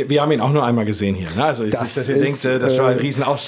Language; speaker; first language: German; native; German